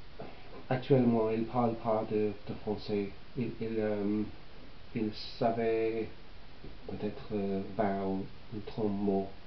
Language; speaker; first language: French; non-native, learner; English